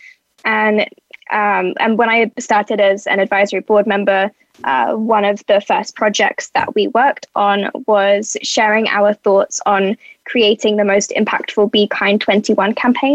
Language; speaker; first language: English; native; English